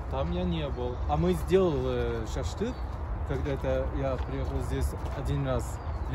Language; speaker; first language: Russian; non-native, fluent; Turkish